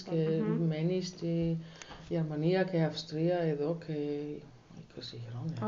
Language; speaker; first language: Greek; non-native, learner; German